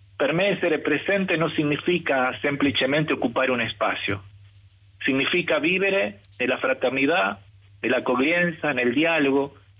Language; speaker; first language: Italian; non-native, fluent; Spanish